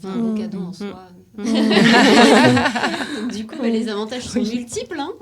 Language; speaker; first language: French; native; French